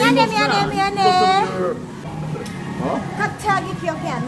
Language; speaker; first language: Korean; non-native, learner; Filipino